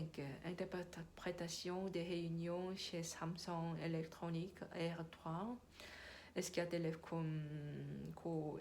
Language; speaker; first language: French; non-native, learner; Korean